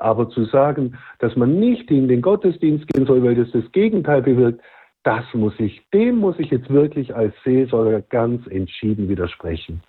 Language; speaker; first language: German; native; German